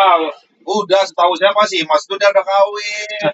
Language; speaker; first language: Malay; native; Malay